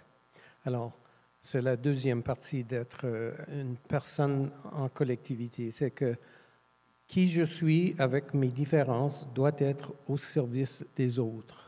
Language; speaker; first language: French; non-native, fluent; English